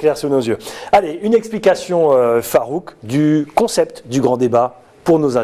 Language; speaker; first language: French; native; French